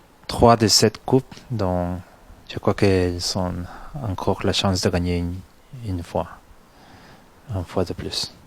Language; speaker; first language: French; non-native, fluent; Spanish